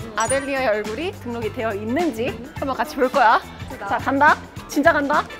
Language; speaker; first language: Korean; native; Korean